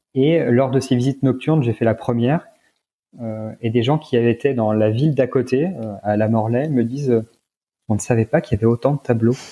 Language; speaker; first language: French; native; French